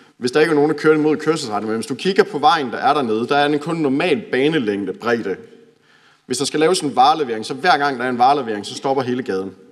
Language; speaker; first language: Danish; native; Danish